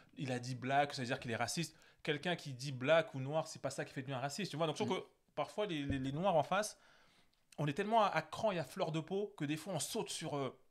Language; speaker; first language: French; native; French